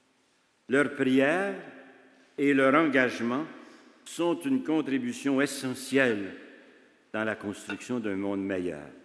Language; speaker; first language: French; native; French